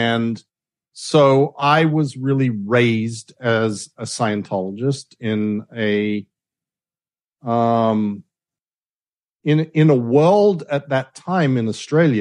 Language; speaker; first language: English; native; English